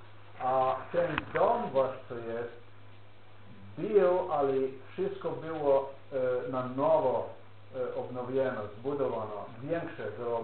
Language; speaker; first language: Polish; non-native, learner; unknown